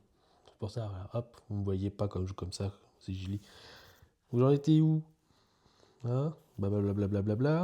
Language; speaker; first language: French; native; French